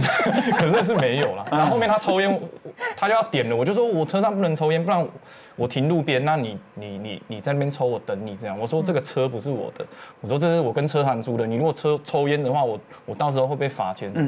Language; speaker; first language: Chinese; native; Chinese